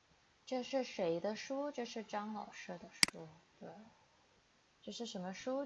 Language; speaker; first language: Chinese; non-native, fluent; Indonesian